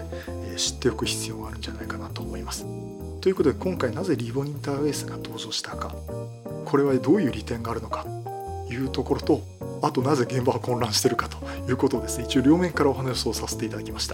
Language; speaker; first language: Japanese; native; Japanese